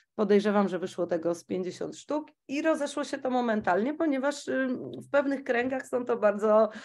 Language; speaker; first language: Polish; native; Polish